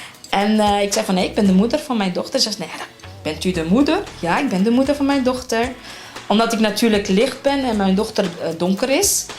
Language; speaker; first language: Dutch; early bilingual, other home language; Arabic